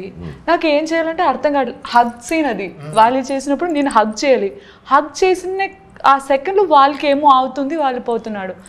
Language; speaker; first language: Telugu; non-native, learner; Malayalam